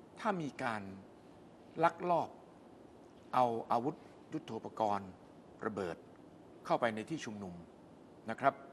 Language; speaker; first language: Thai; native; Thai